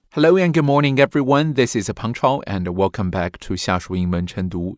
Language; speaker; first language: English; non-native, fluent; Chinese